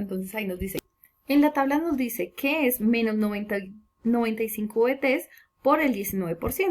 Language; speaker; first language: Spanish; native; Spanish